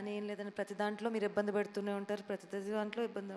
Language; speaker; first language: Telugu; native; Telugu